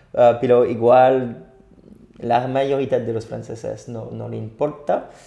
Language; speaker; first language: Spanish; non-native, fluent; French